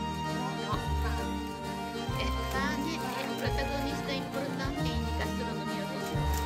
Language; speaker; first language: Italian; non-native, learner; Japanese